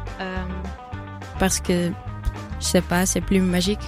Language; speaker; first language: French; non-native, fluent; Dutch